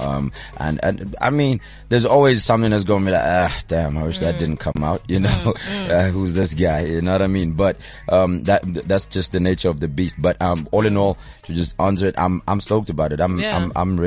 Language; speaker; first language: English; non-native, local second language; Zulu